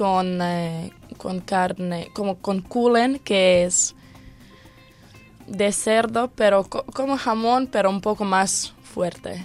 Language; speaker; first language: Spanish; non-native, learner; Croatian